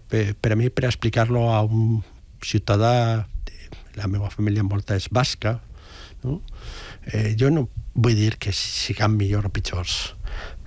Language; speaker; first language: Catalan; early bilingual, other home language; Spanish